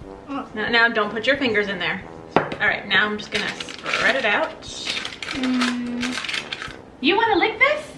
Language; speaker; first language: English; native; English